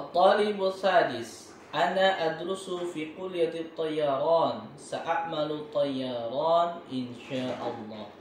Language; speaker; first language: Arabic; non-native, learner; Indonesian